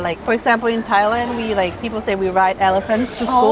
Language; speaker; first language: English; non-native, learner; Thai